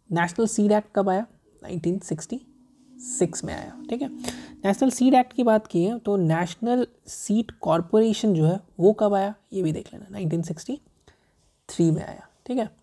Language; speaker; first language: Hindi; native; Hindi